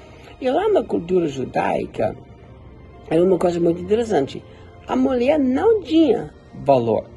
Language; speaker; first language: Portuguese; non-native, fluent; German